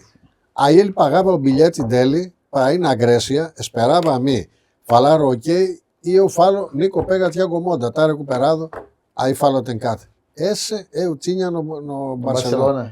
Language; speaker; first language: Portuguese; non-native, fluent; Greek